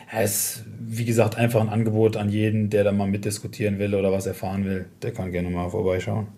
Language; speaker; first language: German; native; German